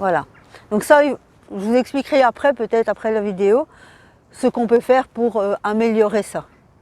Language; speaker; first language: French; native; French